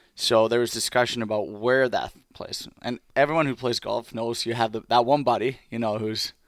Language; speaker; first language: English; non-native, fluent; Finnish